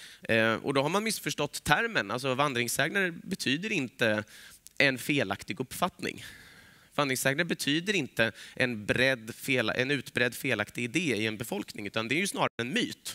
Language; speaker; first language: Swedish; native; Swedish